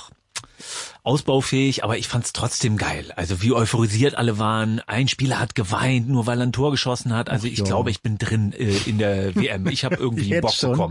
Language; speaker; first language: German; native; German